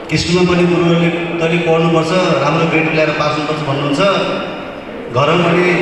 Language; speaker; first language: Nepali; native; Nepali